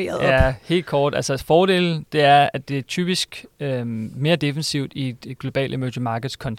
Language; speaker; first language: Danish; native; Danish